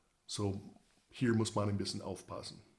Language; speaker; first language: German; non-native, fluent; English